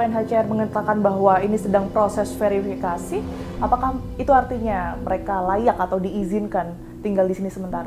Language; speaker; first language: Indonesian; native; Indonesian